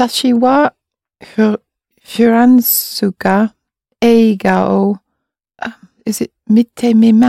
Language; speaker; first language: Japanese; non-native, learner; English